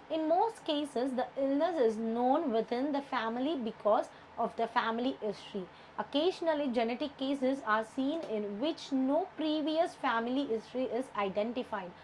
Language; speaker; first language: English; non-native, local second language; Tamil